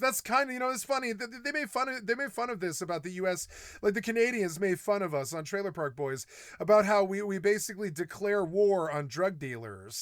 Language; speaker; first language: English; native; English